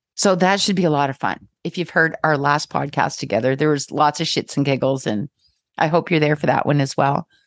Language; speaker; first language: English; native; English